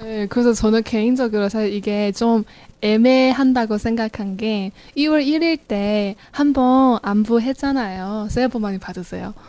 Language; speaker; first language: Korean; non-native, fluent; Chinese